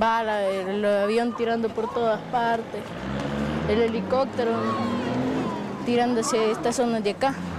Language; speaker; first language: Spanish; native; Spanish